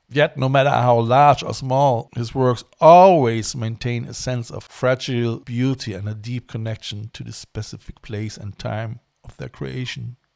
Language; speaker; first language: English; non-native, fluent; German